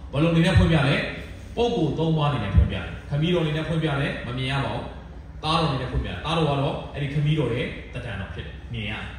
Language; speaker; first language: Burmese; non-native, local second language; S'gaw Karen